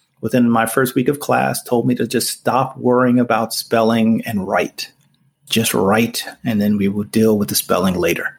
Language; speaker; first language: English; native; English